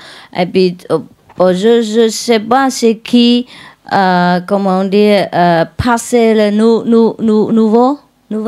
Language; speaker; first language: French; non-native, learner; Vietnamese